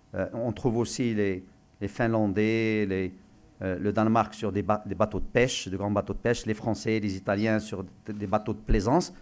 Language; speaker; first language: French; non-native, local second language; Arabic